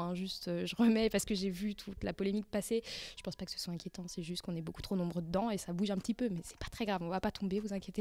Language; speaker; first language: French; native; French